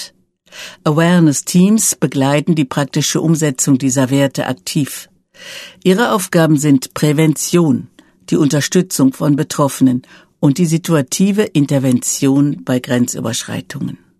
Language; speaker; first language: German; native; German